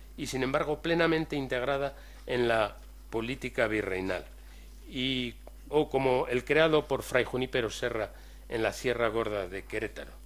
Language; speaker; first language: Spanish; native; Spanish